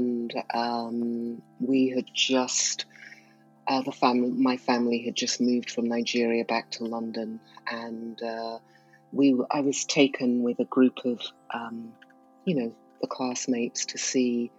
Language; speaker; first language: English; native; English